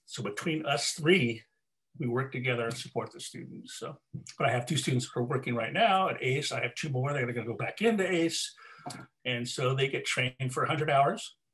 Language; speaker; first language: English; native; English